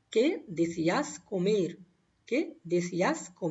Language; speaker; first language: Spanish; non-native, learner; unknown